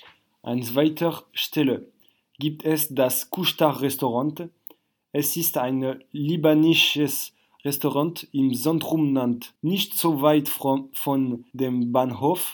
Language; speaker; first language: German; non-native, learner; French